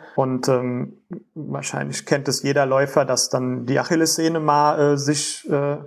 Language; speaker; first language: German; native; German